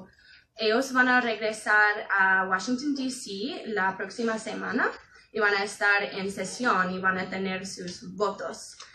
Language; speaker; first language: Spanish; non-native, fluent; English